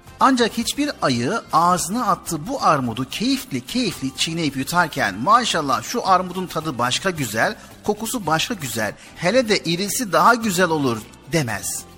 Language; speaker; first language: Turkish; native; Turkish